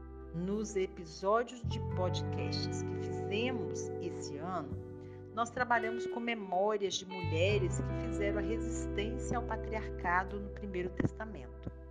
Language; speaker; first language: Portuguese; native; Portuguese